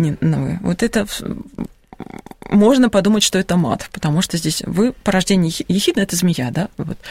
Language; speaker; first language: Russian; native; Russian